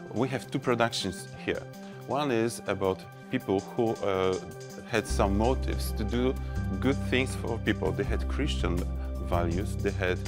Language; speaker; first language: English; non-native, fluent; Polish